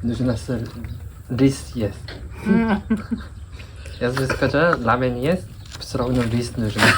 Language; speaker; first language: Russian; non-native, learner; Korean